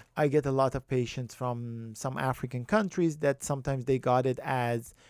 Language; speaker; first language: English; non-native, fluent; Persian